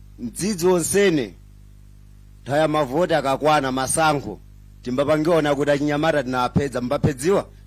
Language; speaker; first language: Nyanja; non-native, local second language; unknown